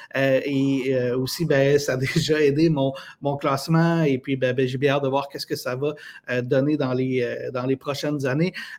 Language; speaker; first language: French; native; French